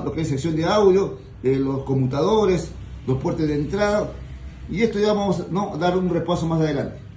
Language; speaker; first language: Spanish; native; Spanish